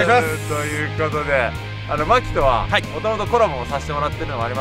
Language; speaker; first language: Japanese; native; Japanese